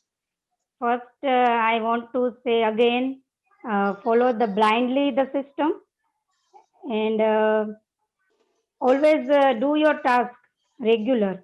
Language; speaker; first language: English; non-native, learner; Gujarati